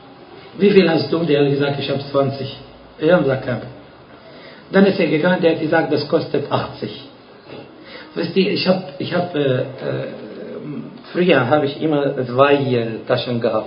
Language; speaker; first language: German; non-native, fluent; Arabic